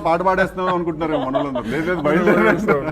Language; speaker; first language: Telugu; native; Telugu